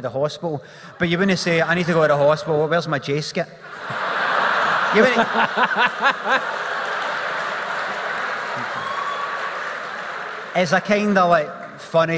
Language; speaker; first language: English; native; English